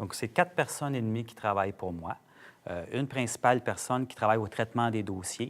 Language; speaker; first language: French; native; French